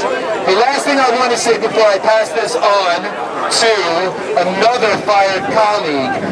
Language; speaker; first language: English; native; English